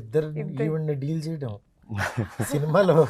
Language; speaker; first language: Telugu; native; Telugu